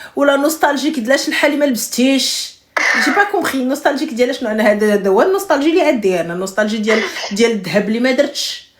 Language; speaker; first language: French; early bilingual, other home language; Arabic